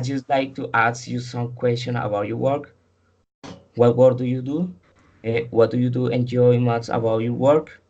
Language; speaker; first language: English; non-native, learner; Spanish